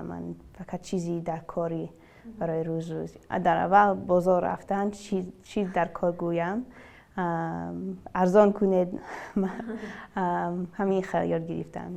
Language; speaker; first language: Persian; early bilingual, other home language; English